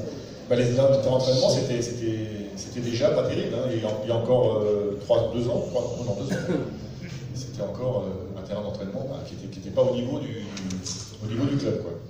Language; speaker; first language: French; native; French